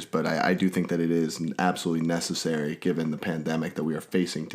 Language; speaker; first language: English; native; English